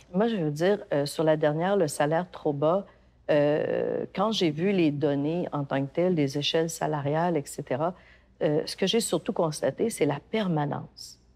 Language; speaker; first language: French; native; French